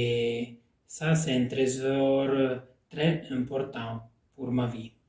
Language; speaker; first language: French; non-native, local second language; Italian